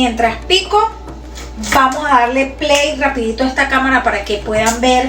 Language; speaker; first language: Spanish; native; Spanish